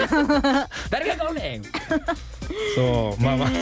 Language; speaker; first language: Japanese; native; Japanese